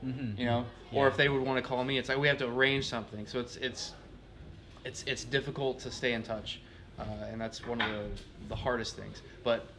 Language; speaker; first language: English; native; English